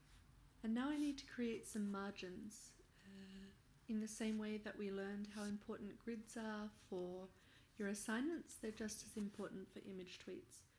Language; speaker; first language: English; native; English